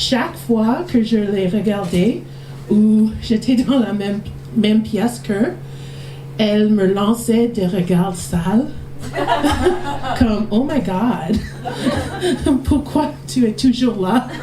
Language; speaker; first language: French; non-native, learner; English